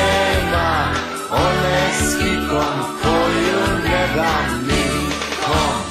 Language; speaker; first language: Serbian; early bilingual, heritage; Serbian